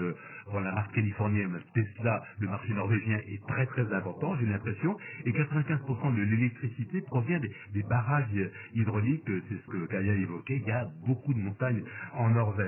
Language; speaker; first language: French; native; French